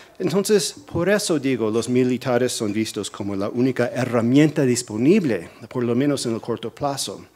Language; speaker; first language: Spanish; non-native, fluent; English